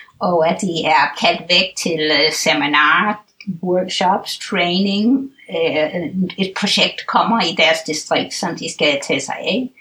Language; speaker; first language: Danish; non-native, fluent; English